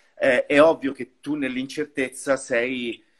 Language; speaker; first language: Italian; native; Italian